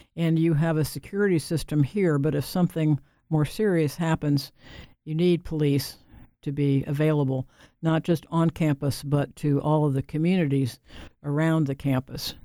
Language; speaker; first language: English; native; English